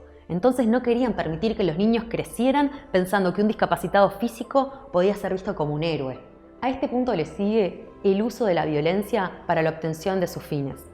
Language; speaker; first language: Spanish; native; Spanish